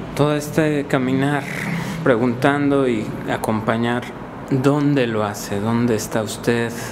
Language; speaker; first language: Spanish; native; Spanish